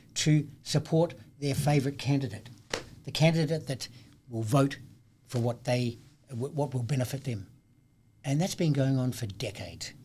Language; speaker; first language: English; native; English